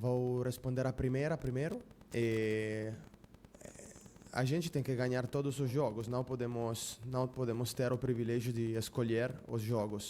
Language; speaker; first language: Portuguese; non-native, fluent; Spanish